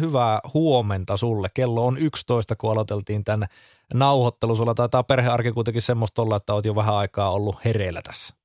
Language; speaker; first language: Finnish; native; Finnish